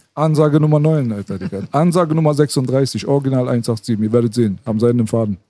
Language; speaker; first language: German; early bilingual, other home language; Persian